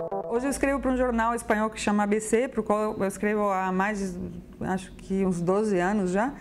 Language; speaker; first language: Portuguese; non-native, fluent; Spanish